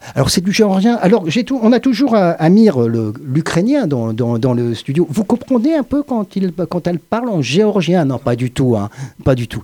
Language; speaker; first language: French; native; French